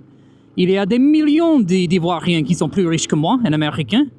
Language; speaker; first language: French; non-native, fluent; English